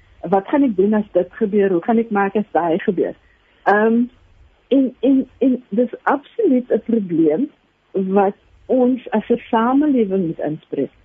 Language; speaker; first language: Afrikaans; native; Afrikaans